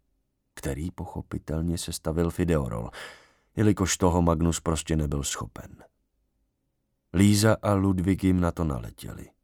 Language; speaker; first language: Czech; native; Czech